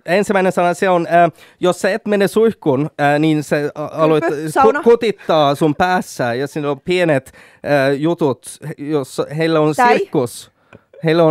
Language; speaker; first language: Finnish; non-native, local second language; Swedish